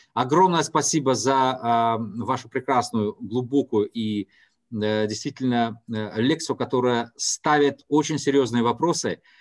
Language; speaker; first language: Russian; non-native, local second language; Tajik